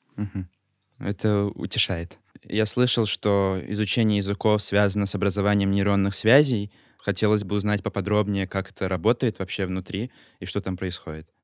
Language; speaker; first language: Russian; early bilingual, other home language; Azerbaijani